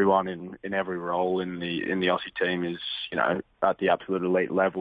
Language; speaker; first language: English; native; English